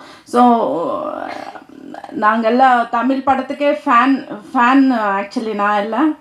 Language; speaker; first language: Tamil; non-native, fluent; Telugu